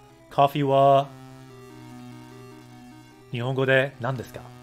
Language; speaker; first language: Japanese; non-native, learner; English